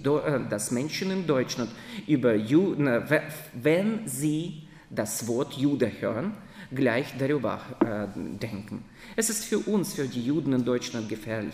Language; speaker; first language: German; non-native, fluent; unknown